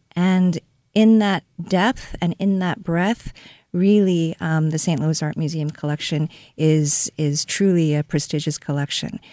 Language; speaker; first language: English; non-native, fluent; Korean